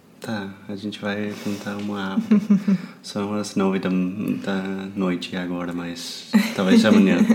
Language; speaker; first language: Portuguese; non-native, fluent; English